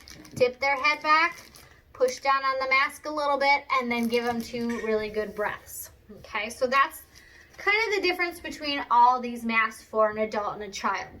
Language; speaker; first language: English; native; English